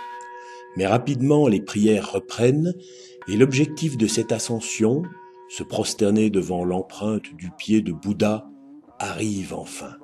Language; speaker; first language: French; native; French